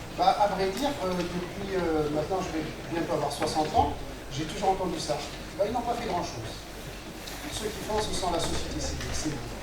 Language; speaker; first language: French; non-native, local second language; Arabic